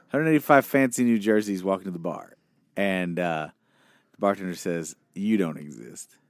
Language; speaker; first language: English; native; English